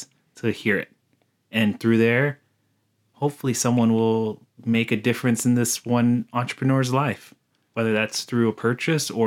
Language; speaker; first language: English; native; English